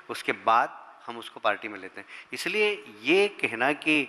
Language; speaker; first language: Hindi; native; Hindi